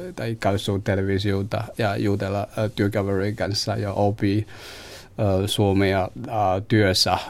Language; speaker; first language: Finnish; non-native, learner; Chinese